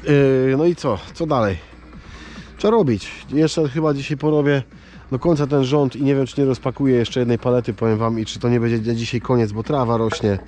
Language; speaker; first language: Polish; native; Polish